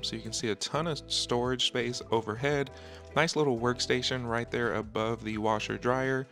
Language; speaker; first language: English; native; English